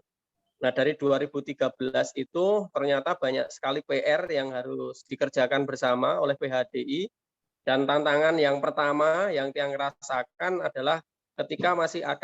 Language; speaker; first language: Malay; non-native, local second language; Javanese